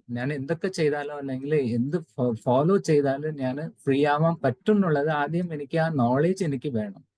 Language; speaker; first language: Malayalam; non-native, local second language; Tamil